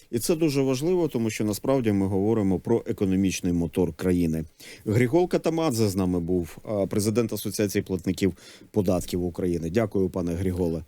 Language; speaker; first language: Ukrainian; native; Ukrainian